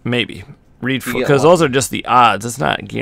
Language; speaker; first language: English; native; English